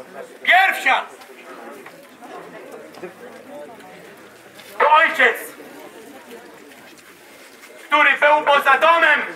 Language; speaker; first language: Polish; non-native, fluent; Arabic